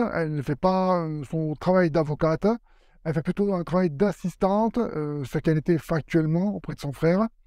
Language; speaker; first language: French; native; French